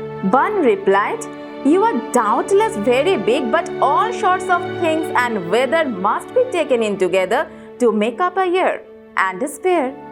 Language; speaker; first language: English; non-native, local second language; Bangla